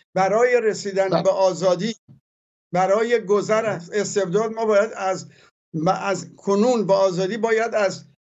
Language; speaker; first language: Persian; native; Persian